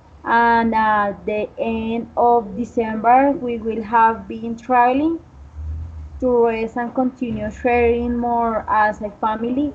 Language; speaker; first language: English; non-native, learner; Spanish